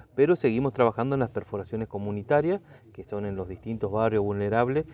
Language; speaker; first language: Spanish; native; Spanish